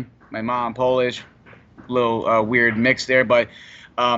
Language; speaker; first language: English; native; English